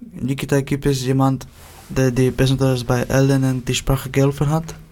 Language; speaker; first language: German; native; German